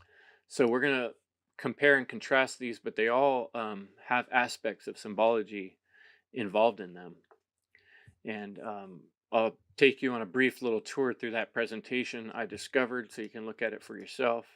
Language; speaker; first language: English; native; English